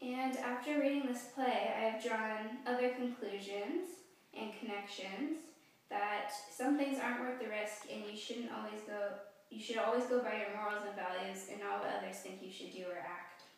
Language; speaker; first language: English; native; English